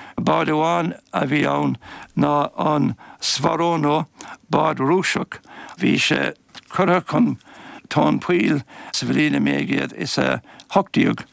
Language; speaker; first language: Irish; native; Irish